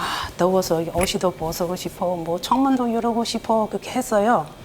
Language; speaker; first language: Korean; non-native, learner; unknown